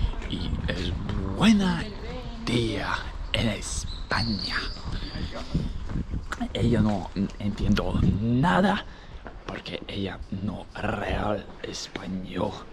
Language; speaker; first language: Spanish; non-native, learner; Latvian